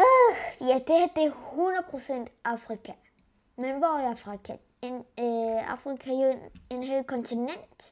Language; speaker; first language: Danish; early bilingual, other home language; Spanish